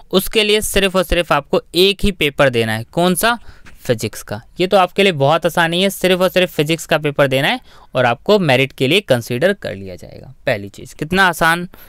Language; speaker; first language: Hindi; native; Hindi